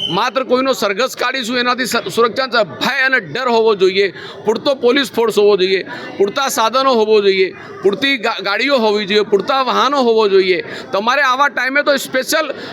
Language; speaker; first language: Gujarati; native; Gujarati